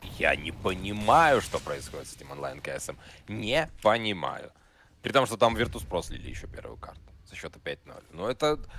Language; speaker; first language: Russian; native; Russian